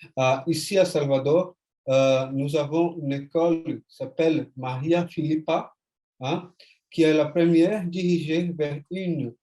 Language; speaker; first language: French; non-native, fluent; Portuguese